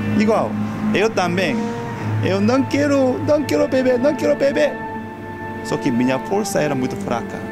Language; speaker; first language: Portuguese; non-native, fluent; Korean